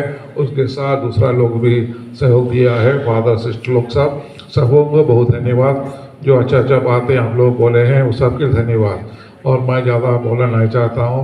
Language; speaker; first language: Hindi; non-native, local second language; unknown